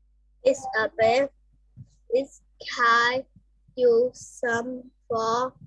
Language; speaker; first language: English; non-native, learner; Vietnamese